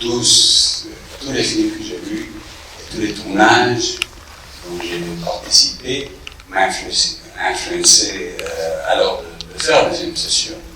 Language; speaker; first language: French; non-native, fluent; English